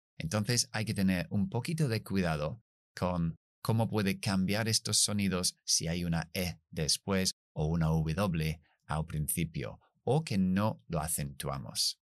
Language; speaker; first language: Spanish; non-native, fluent; English